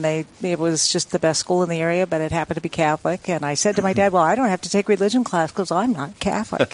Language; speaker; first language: English; native; English